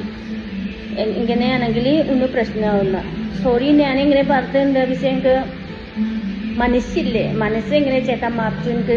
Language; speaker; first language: Malayalam; non-native, learner; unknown